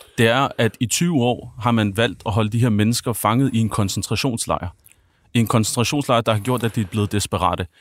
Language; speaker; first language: Danish; early bilingual, other home language; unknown